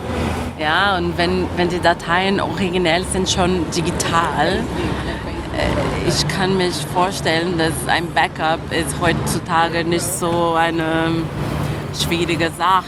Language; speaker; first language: German; non-native, fluent; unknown